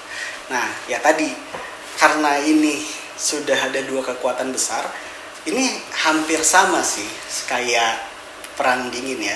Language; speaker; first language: Indonesian; native; Indonesian